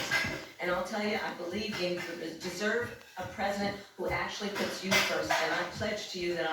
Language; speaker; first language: English; native; English